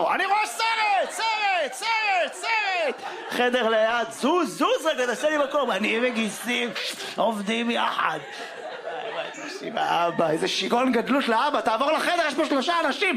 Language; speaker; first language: Hebrew; native; Hebrew